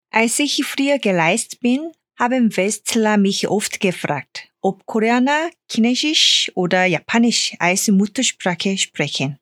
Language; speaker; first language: German; non-native, fluent; Korean